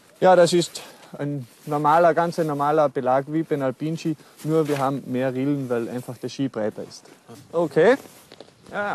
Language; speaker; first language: German; native; German